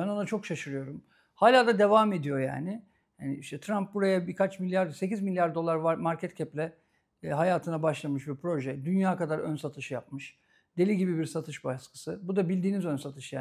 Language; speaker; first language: Turkish; native; Turkish